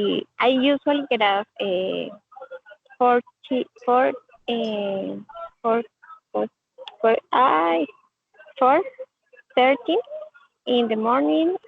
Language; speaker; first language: English; non-native, learner; Spanish